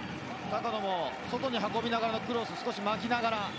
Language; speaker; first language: Japanese; native; Japanese